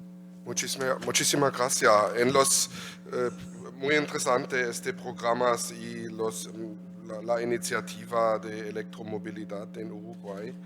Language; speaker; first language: Spanish; non-native, learner; German